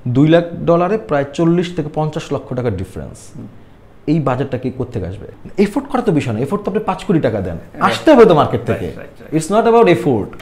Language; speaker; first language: Bangla; native; Bangla